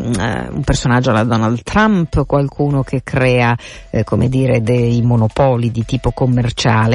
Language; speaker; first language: Italian; native; Italian